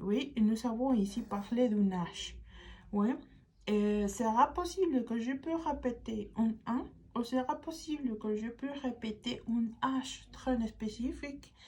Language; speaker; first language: French; non-native, fluent; Spanish